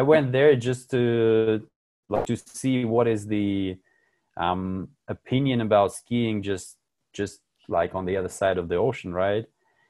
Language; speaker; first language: English; non-native, fluent; Russian